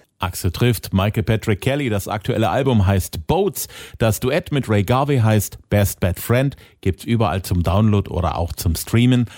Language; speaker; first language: German; native; German